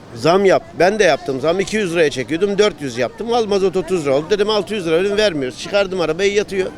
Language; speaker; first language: Turkish; native; Turkish